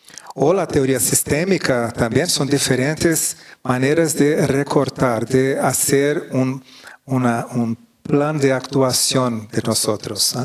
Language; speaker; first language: Spanish; non-native, fluent; Portuguese